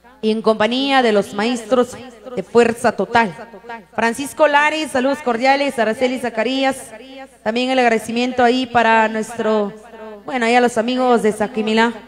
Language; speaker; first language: Spanish; native; Spanish